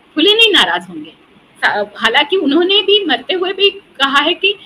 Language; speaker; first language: Hindi; non-native, local second language; Marathi